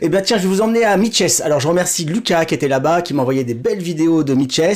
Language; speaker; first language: French; native; French